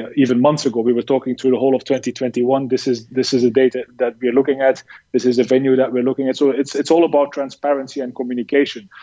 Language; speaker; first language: English; non-native, fluent; Dutch